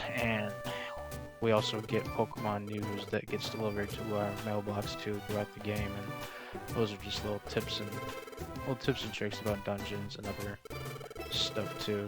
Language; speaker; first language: English; native; English